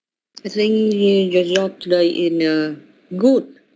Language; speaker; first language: English; non-native, learner; Vietnamese